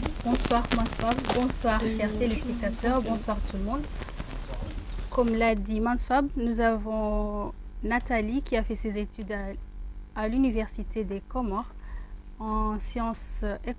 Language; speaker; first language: French; non-native, local second language; Comorian